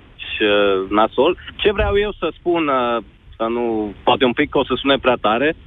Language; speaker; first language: Romanian; native; Romanian